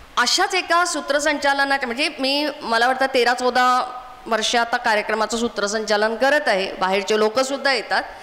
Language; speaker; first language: Marathi; non-native, local second language; Konkani